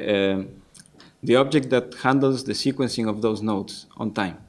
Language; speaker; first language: English; non-native, fluent; Spanish